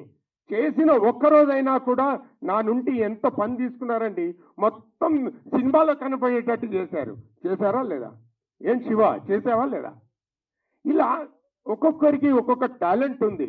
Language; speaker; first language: Telugu; native; Telugu